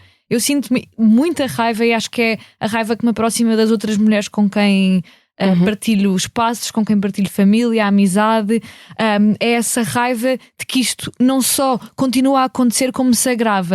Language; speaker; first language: Portuguese; native; Portuguese